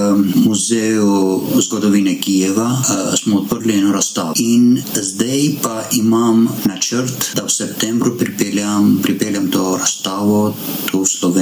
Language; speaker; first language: Slovenian; non-native, learner; Armenian